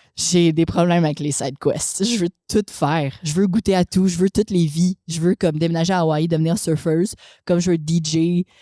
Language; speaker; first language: French; native; French